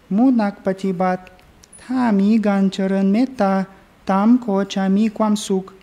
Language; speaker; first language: Thai; non-native, fluent; English